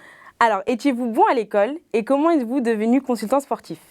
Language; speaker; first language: French; native; French